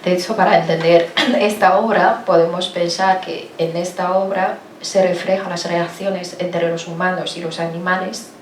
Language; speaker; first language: Spanish; non-native, fluent; Chinese